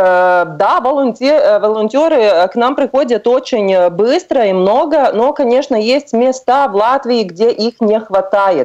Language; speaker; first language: Russian; non-native, local second language; Latvian